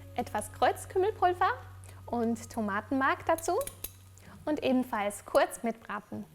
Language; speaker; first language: German; native; German